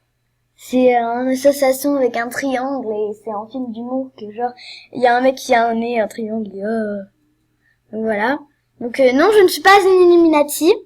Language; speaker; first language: French; native; French